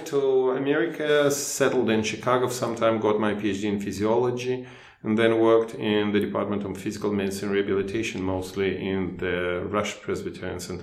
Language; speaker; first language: English; non-native, fluent; Russian